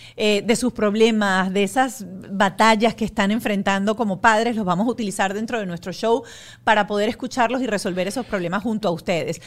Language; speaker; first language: Spanish; native; Spanish